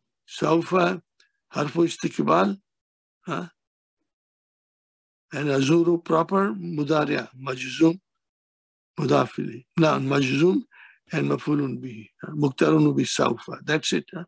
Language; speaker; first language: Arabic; non-native, fluent; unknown